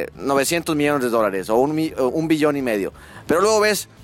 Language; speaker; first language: Spanish; native; Spanish